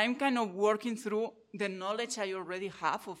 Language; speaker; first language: English; non-native, fluent; Catalan